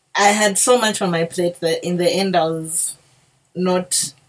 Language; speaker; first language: English; non-native, local second language; Bemba